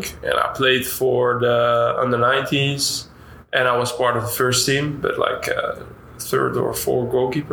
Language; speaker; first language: English; non-native, fluent; Dutch